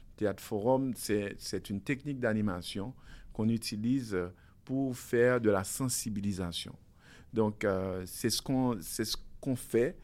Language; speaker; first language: French; non-native, local second language; Haitian Creole